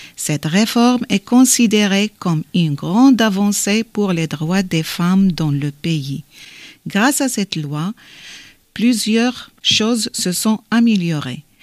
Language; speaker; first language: French; non-native, learner; Arabic